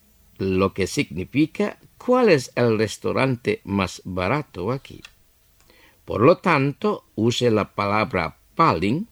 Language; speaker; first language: Spanish; non-native, fluent; Indonesian